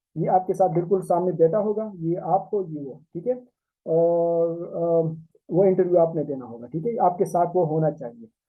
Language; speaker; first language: Urdu; non-native, local second language; Pashto